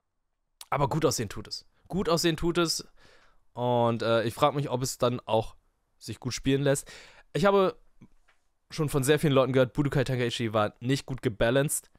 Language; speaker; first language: German; native; German